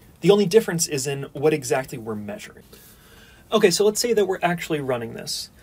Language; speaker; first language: English; native; English